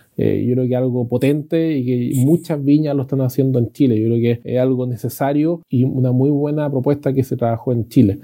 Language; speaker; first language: Spanish; native; Spanish